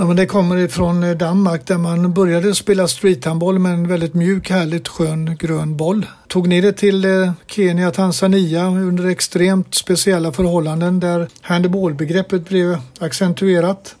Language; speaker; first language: Swedish; native; Swedish